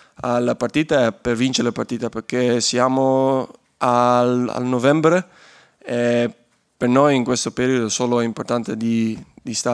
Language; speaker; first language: Italian; non-native, learner; Dutch